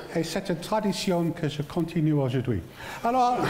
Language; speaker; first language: French; non-native, fluent; English